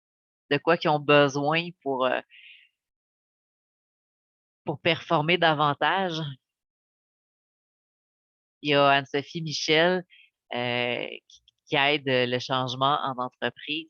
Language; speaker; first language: French; native; French